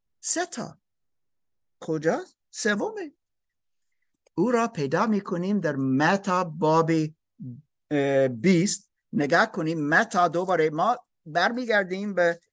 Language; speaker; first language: Persian; non-native, learner; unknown